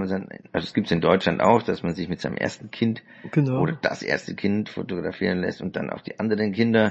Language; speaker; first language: German; native; German